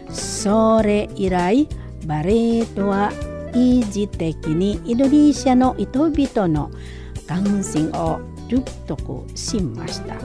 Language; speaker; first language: Japanese; non-native, learner; Indonesian